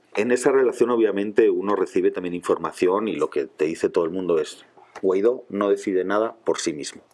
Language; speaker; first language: Spanish; native; Spanish